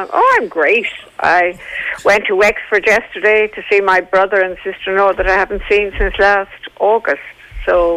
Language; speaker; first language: English; native; English